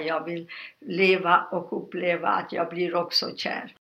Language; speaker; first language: Swedish; non-native, fluent; Hungarian